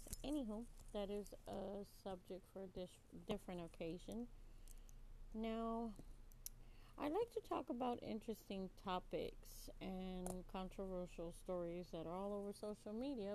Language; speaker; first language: English; native; English